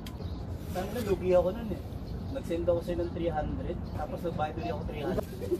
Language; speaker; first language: Filipino; native; Filipino